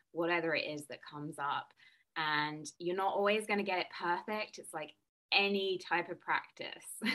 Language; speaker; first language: English; native; English